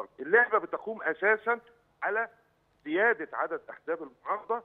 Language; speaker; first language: Arabic; native; Arabic